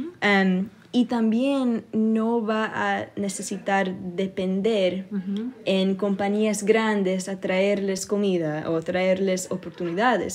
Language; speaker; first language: Spanish; early bilingual, heritage; Spanish